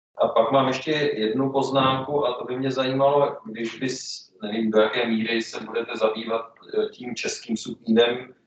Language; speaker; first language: Czech; native; Czech